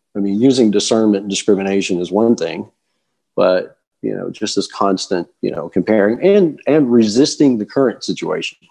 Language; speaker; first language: English; native; English